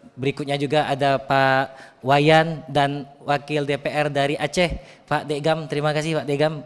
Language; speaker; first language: Indonesian; native; Indonesian